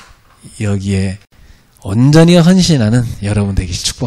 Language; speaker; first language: Korean; native; Korean